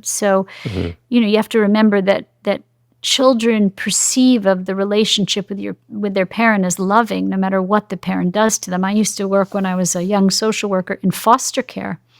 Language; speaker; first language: English; native; English